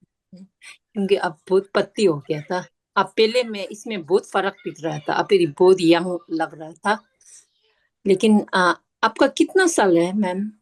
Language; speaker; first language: Hindi; non-native, local second language; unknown